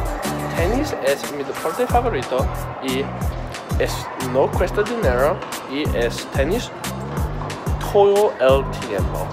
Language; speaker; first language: Spanish; non-native, learner; English